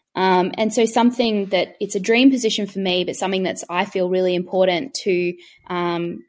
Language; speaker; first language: English; native; English